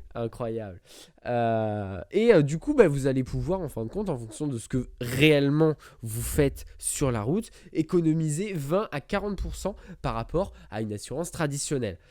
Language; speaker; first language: French; native; French